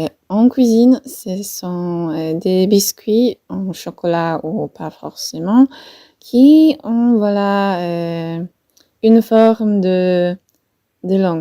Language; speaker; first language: French; non-native, fluent; Polish